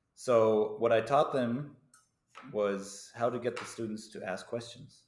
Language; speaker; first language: English; native; English